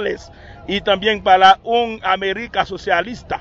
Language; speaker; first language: Spanish; non-native, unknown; Haitian Creole